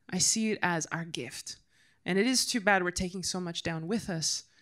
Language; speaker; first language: English; native; English